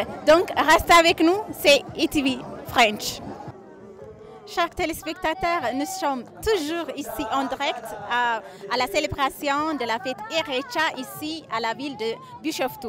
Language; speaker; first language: French; non-native, fluent; Amharic